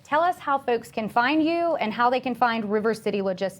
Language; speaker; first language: English; native; English